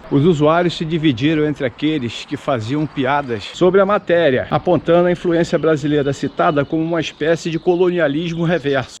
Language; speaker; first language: Portuguese; native; Portuguese